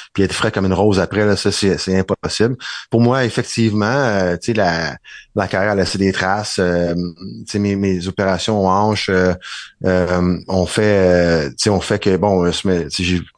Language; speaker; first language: French; native; French